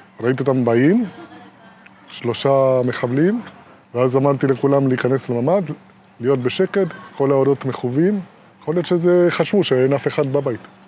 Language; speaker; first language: Hebrew; non-native, fluent; Spanish